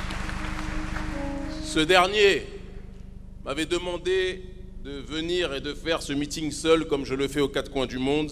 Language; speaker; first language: French; native; French